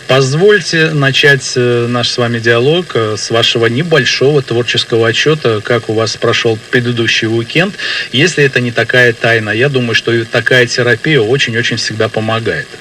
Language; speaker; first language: Russian; native; Russian